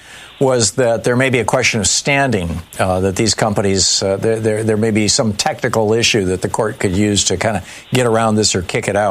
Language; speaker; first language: English; native; English